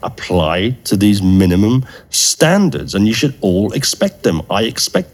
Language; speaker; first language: English; native; English